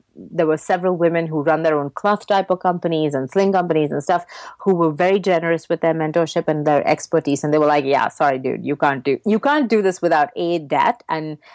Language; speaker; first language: English; native; English